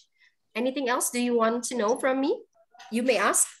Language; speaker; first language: English; non-native, fluent; Indonesian